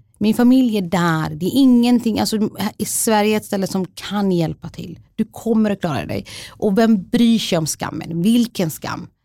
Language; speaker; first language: Swedish; early bilingual, other home language; Somali